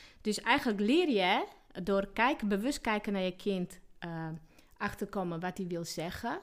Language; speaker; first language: Dutch; non-native, fluent; Slovak